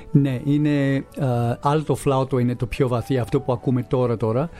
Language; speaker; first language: Greek; non-native, fluent; English